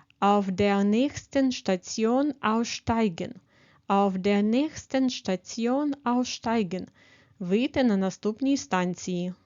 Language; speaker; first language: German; non-native, fluent; Ukrainian